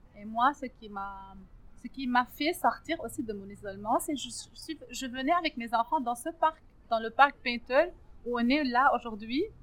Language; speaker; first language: French; non-native, local second language; Arabic